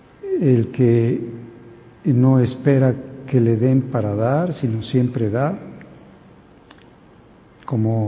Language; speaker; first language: Spanish; native; Spanish